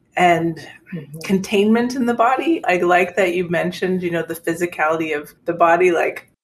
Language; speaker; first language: English; native; English